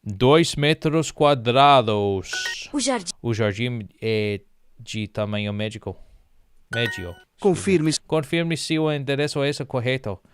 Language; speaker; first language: Portuguese; non-native, learner; English